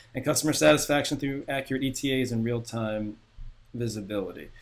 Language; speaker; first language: English; native; English